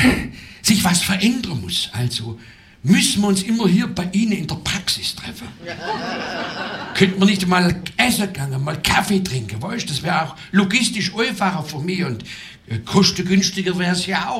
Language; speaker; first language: German; native; German